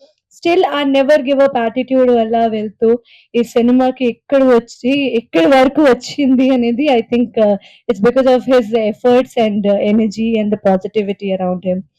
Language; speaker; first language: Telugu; non-native, fluent; Hindi